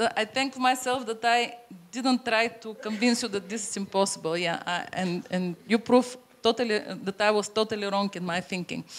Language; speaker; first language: English; non-native, fluent; Bulgarian